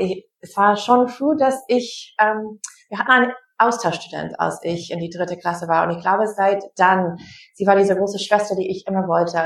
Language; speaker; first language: German; non-native, fluent; English